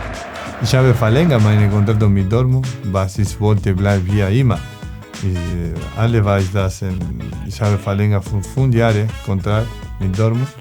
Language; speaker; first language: German; non-native, learner; Spanish